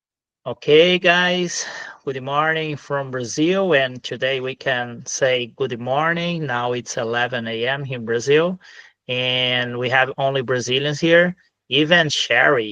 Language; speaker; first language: English; non-native, fluent; Portuguese